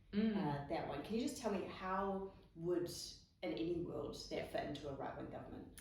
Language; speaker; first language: English; native; English